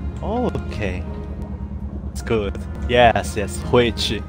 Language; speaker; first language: English; non-native, learner; Chinese